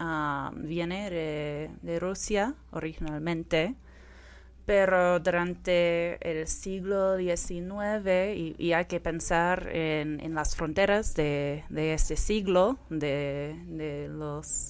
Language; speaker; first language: Spanish; non-native, fluent; English